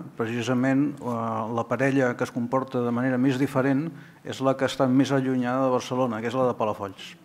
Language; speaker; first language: Catalan; native; Catalan